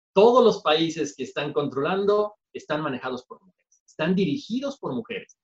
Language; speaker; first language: Spanish; native; Spanish